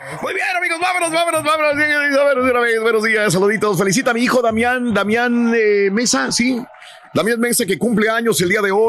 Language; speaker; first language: Spanish; native; Spanish